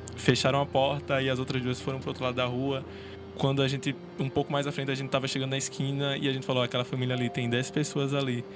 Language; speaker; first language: Portuguese; native; Portuguese